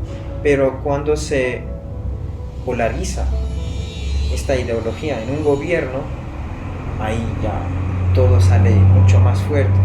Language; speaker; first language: Spanish; non-native, fluent; Persian